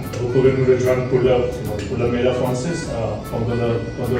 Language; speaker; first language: French; non-native, learner; Hindi